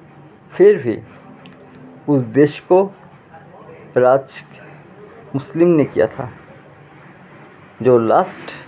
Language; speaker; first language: Hindi; non-native, fluent; Bangla